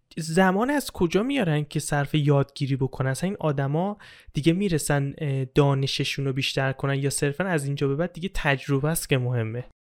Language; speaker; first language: Persian; native; Persian